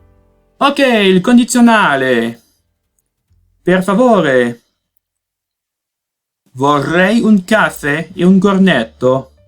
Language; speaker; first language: Italian; non-native, learner; Portuguese